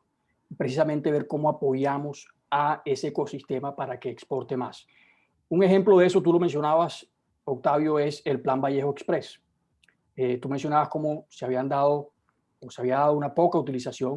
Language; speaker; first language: Spanish; native; Spanish